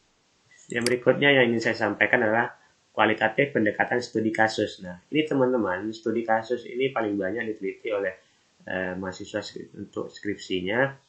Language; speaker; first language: Indonesian; native; Indonesian